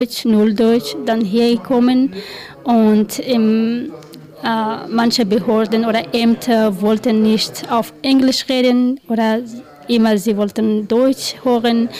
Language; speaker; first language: German; non-native, learner; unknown